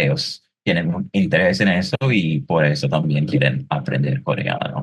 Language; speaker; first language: Spanish; non-native, fluent; English